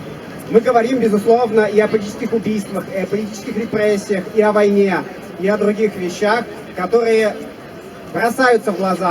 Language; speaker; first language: Russian; native; Russian